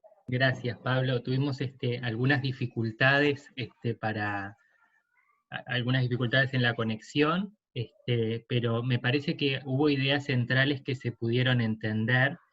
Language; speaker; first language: Spanish; native; Spanish